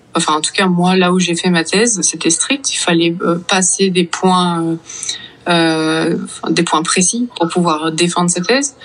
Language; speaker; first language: French; native; French